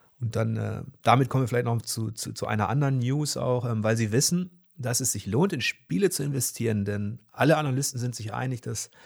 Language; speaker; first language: German; native; German